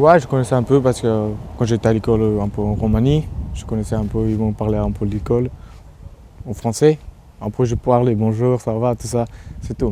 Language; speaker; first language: French; non-native, learner; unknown